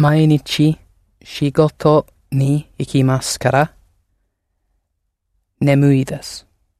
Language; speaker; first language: Japanese; non-native, learner; English